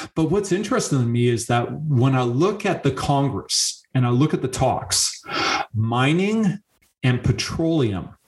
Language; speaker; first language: English; native; English